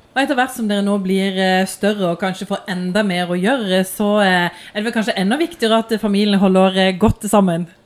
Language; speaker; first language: Norwegian; native; Norwegian